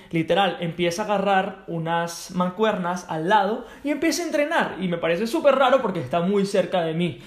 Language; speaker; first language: Spanish; native; Spanish